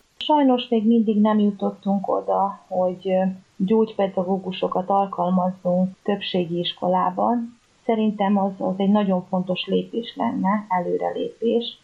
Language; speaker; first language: Hungarian; native; Hungarian